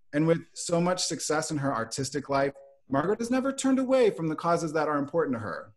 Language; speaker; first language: English; native; English